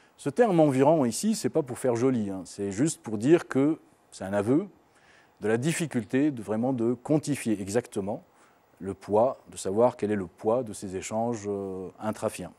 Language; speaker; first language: French; non-native, local second language; Arabic